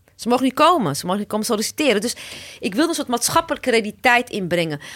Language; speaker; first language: Dutch; early bilingual, other home language; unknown